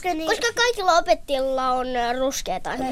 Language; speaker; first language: Finnish; early bilingual, heritage; Finnish